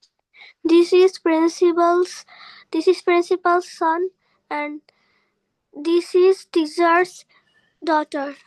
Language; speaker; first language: English; non-native, learner; Bangla